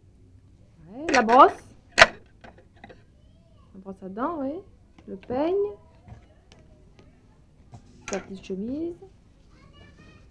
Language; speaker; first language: French; native; French